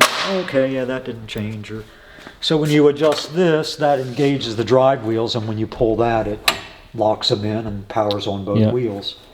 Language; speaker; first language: English; native; English